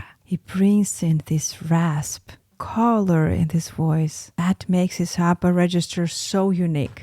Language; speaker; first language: English; non-native, fluent; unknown